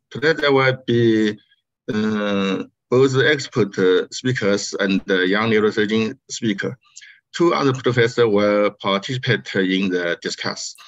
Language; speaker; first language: English; non-native, learner; Chinese